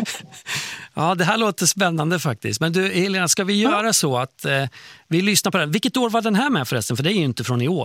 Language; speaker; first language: Swedish; native; Swedish